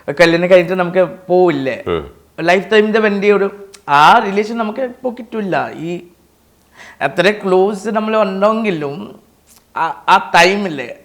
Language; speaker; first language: Malayalam; non-native, fluent; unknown